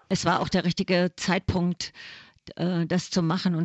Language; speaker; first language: German; native; German